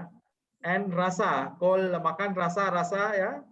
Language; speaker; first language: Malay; non-native, learner; Sinhala